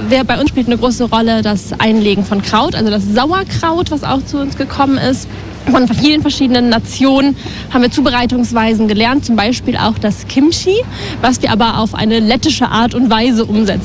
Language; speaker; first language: German; non-native, fluent; Latvian